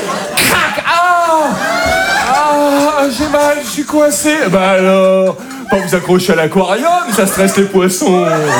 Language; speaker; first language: French; native; French